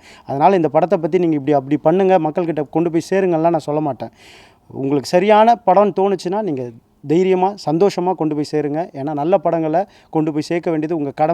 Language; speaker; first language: Tamil; native; Tamil